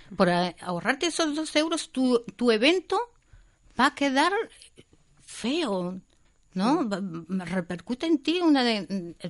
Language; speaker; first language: Spanish; native; Spanish